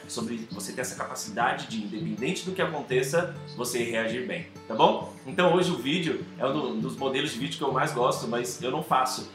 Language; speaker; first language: Portuguese; native; Portuguese